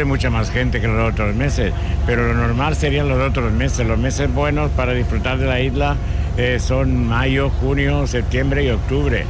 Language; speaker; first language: Spanish; native; Spanish